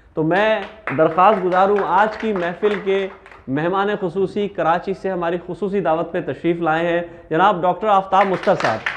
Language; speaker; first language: Urdu; native; Urdu